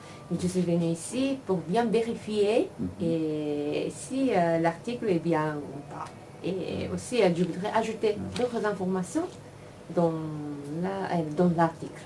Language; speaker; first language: French; non-native, learner; Japanese